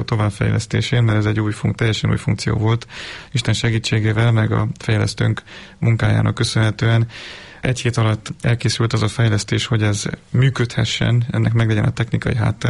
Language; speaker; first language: Hungarian; native; Hungarian